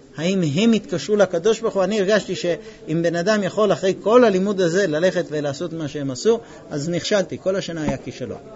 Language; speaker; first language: Hebrew; non-native, fluent; English